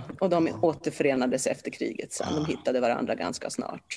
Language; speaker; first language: Swedish; early bilingual, other home language; Polish